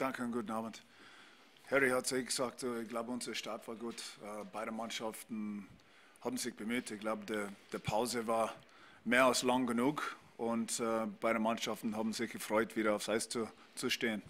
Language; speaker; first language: German; non-native, fluent; English